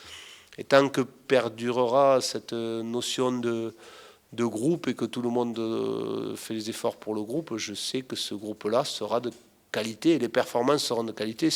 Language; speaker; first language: French; native; French